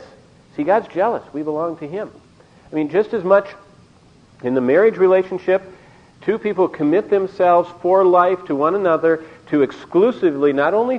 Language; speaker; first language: English; native; English